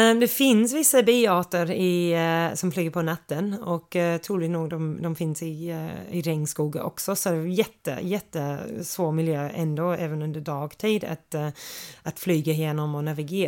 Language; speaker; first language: Swedish; non-native, fluent; English